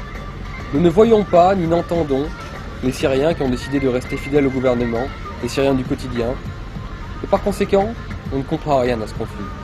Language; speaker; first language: French; native; French